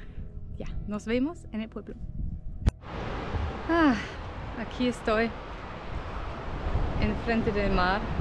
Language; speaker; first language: Spanish; non-native, fluent; German